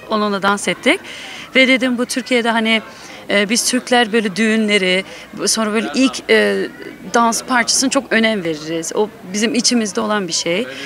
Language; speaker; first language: Turkish; early bilingual, heritage; Turkish